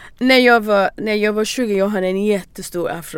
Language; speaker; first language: Swedish; non-native, learner; English